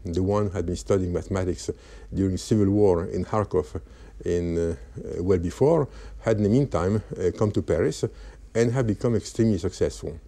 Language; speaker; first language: English; non-native, fluent; Polish